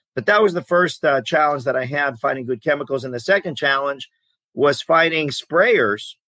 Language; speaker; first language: English; early bilingual, other home language; Greek